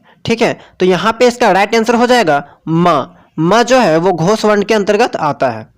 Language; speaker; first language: Hindi; native; Hindi